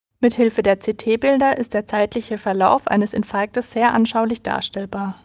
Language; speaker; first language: German; native; German